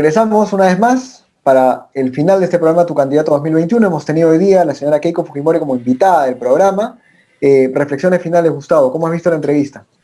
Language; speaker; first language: Spanish; native; Spanish